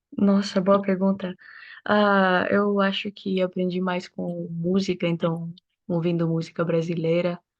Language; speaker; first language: Portuguese; non-native, fluent; Macedonian